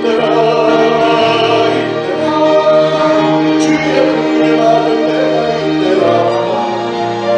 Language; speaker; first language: Korean; native; Korean